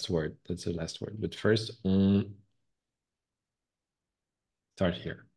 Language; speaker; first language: English; non-native, fluent; French